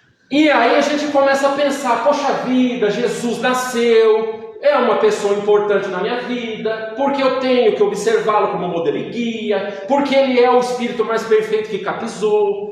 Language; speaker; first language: Portuguese; native; Portuguese